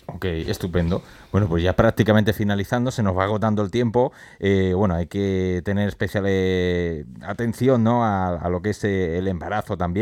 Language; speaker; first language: Spanish; native; Spanish